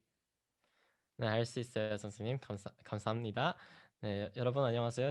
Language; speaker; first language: Korean; non-native, learner; Indonesian